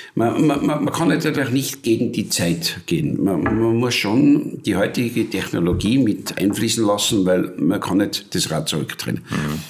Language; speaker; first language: German; native; German